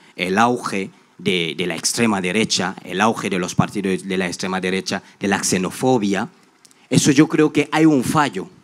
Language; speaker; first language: Spanish; non-native, fluent; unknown